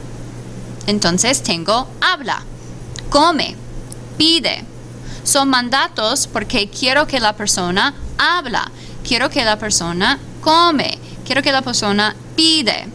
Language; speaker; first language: Spanish; non-native, fluent; English